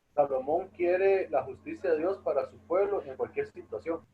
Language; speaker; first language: Spanish; native; Spanish